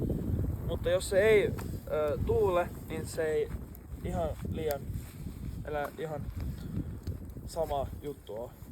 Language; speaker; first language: Finnish; non-native, local second language; Swedish